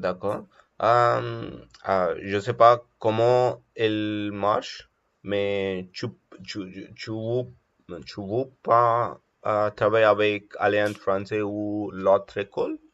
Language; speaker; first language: French; non-native, learner; Telugu